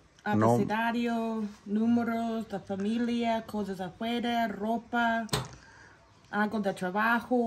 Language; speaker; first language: Spanish; non-native, learner; English